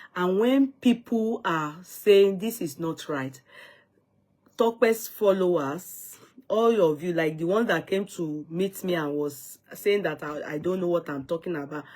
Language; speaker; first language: English; non-native, local second language; Yoruba